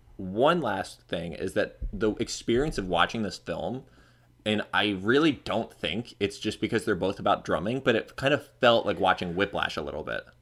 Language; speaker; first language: English; native; English